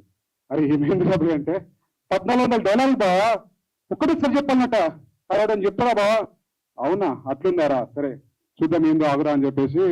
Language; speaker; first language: Telugu; native; Telugu